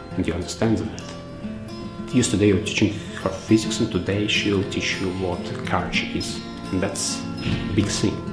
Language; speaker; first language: English; non-native, fluent; Belarusian